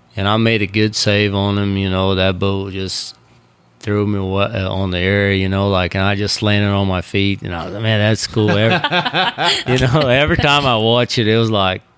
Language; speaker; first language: English; non-native, fluent; Portuguese